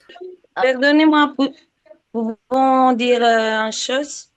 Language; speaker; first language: French; non-native, learner; Spanish